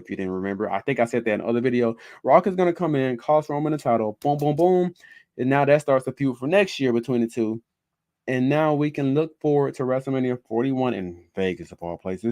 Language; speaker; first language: English; native; English